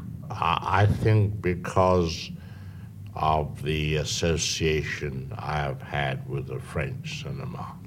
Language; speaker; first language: English; native; English